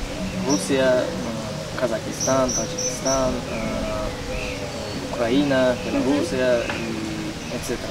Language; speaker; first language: Spanish; non-native, learner; Uzbek